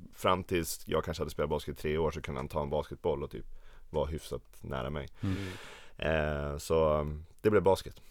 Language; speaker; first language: Swedish; native; Swedish